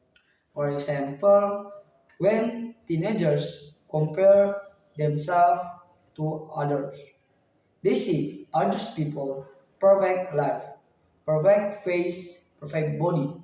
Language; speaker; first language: English; non-native, learner; Indonesian